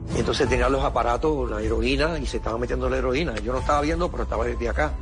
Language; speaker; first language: Spanish; native; Spanish